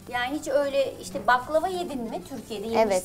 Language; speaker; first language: Turkish; native; Turkish